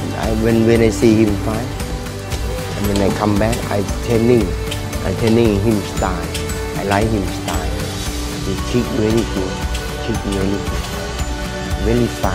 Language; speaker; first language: English; non-native, learner; Thai